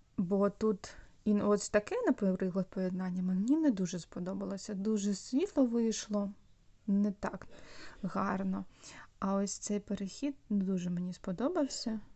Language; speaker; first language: Ukrainian; non-native, local second language; Russian